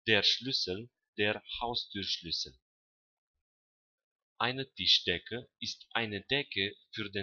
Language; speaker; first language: German; non-native, fluent; Romanian